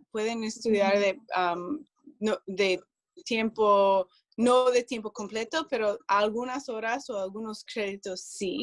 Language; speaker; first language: Spanish; non-native, fluent; English